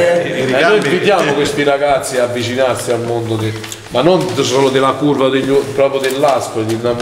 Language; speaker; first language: Italian; native; Italian